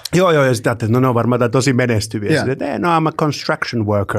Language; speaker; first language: Finnish; native; Finnish